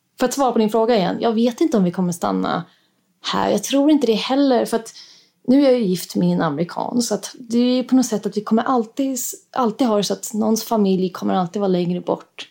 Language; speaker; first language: Swedish; native; Swedish